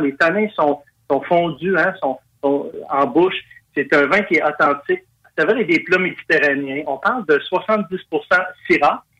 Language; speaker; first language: French; native; French